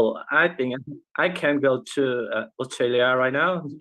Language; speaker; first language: English; non-native, learner; Vietnamese